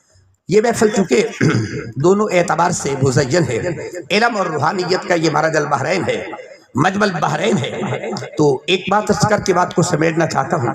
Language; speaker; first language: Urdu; non-native, local second language; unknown